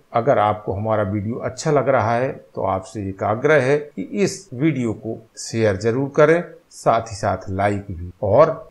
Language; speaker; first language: Hindi; native; Hindi